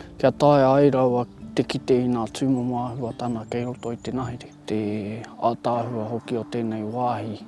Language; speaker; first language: Māori; native; Māori